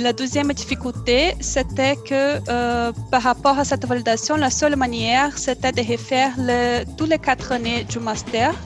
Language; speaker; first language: French; non-native, fluent; Portuguese